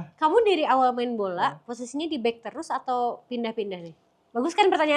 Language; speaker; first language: Indonesian; native; Indonesian